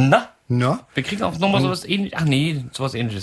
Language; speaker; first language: German; native; German